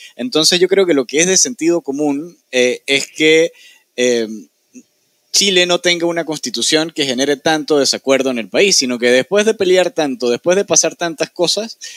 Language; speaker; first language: Spanish; native; Spanish